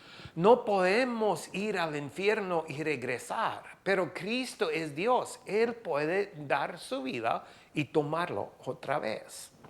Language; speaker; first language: Spanish; non-native, fluent; English